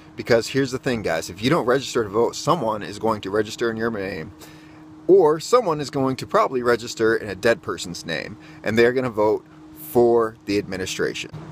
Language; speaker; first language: English; native; English